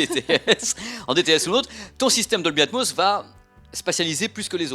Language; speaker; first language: French; native; French